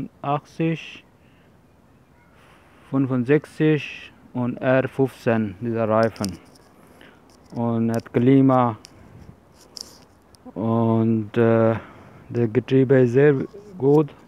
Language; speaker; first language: German; non-native, learner; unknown